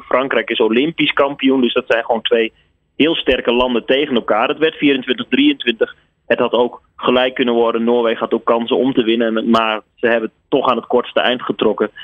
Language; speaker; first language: Dutch; native; Dutch